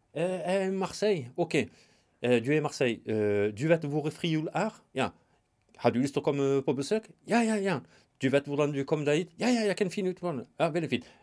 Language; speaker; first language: Norwegian; non-native, fluent; French